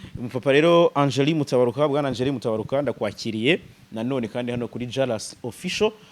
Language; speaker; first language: Kinyarwanda; native; Kinyarwanda